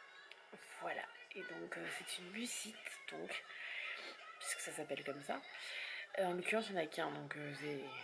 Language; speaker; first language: French; native; French